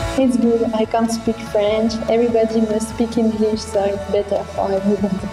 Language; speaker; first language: English; non-native, learner; French